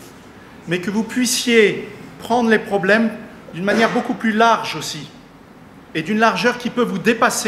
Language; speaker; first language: French; native; French